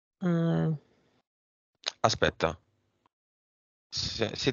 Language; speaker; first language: Italian; native; Italian